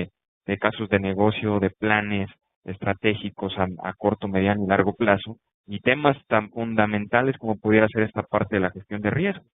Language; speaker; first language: Spanish; native; Spanish